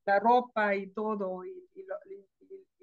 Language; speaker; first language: Spanish; non-native, fluent; Dutch